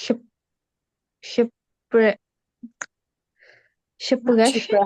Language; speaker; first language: German; non-native, learner; Hindi